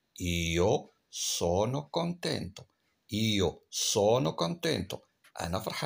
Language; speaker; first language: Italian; non-native, fluent; Arabic